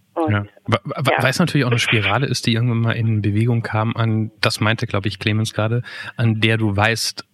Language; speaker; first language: German; native; German